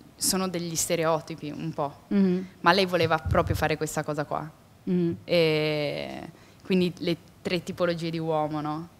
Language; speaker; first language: Italian; native; Italian